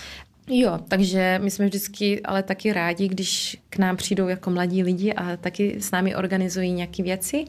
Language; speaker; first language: Czech; early bilingual, heritage; Czech